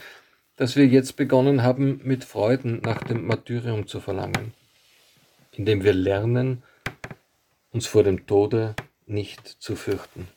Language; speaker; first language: German; native; German